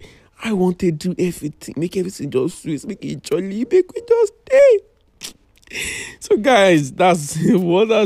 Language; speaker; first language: English; non-native, local second language; Yoruba